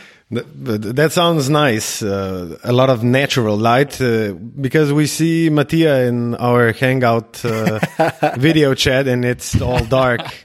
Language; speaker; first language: English; non-native, fluent; Slovenian